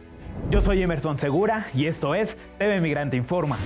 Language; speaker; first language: Spanish; native; Spanish